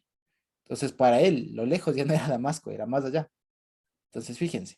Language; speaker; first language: Spanish; native; Spanish